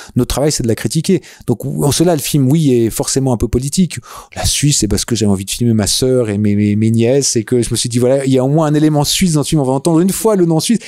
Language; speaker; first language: French; native; French